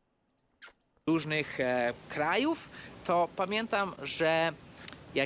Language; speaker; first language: Polish; early bilingual, heritage; Polish